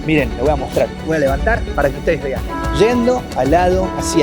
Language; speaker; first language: Spanish; native; Spanish